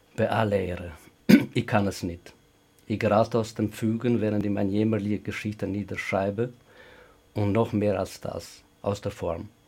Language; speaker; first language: German; non-native, fluent; Albanian